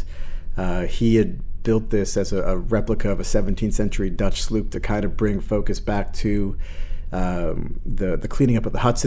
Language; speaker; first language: English; native; English